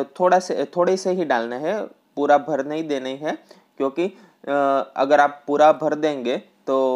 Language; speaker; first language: Hindi; non-native, local second language; Gujarati